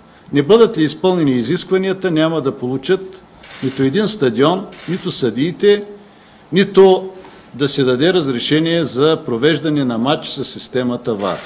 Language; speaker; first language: Bulgarian; native; Bulgarian